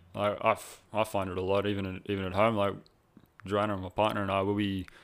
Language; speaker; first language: English; native; English